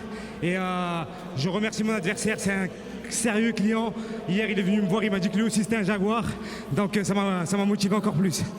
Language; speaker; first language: French; native; French